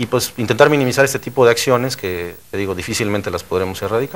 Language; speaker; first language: Spanish; native; Spanish